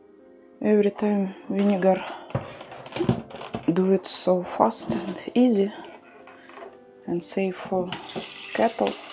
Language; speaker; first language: English; non-native, learner; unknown